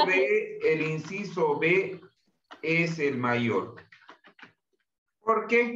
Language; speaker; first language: Spanish; native; Spanish